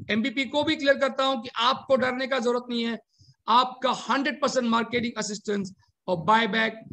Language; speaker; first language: Hindi; non-native, local second language; Marathi